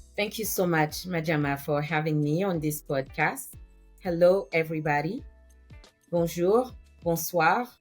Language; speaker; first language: English; non-native, fluent; French